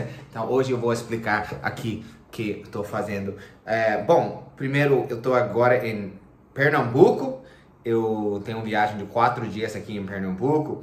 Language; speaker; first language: Portuguese; non-native, fluent; English